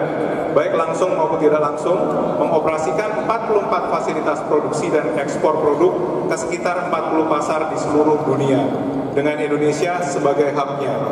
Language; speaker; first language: Indonesian; native; Indonesian